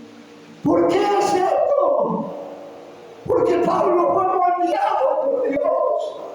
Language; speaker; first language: Spanish; native; Spanish